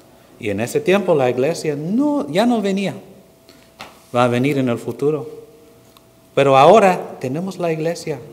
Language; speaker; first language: Spanish; non-native, fluent; English